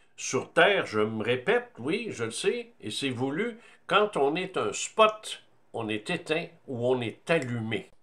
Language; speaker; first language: French; native; French